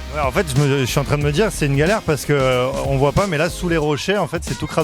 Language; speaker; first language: French; native; French